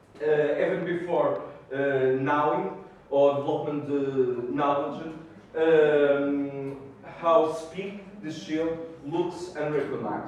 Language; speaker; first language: English; non-native, learner; Portuguese